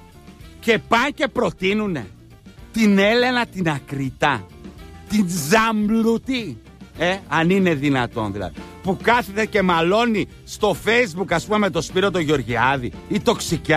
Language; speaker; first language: Greek; native; Greek